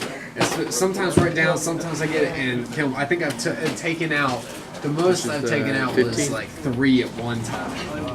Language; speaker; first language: English; native; English